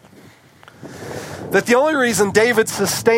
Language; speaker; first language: English; native; English